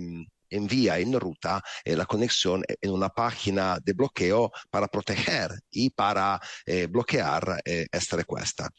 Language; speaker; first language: Spanish; non-native, learner; Italian